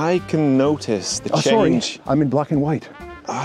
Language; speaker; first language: English; native; English